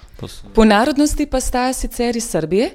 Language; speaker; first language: Slovenian; native; Slovenian